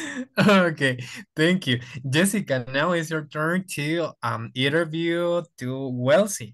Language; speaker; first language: English; non-native, fluent; Spanish